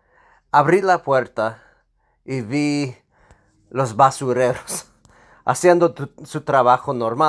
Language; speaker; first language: Spanish; non-native, fluent; English